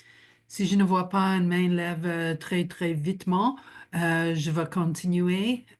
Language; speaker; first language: French; non-native, local second language; English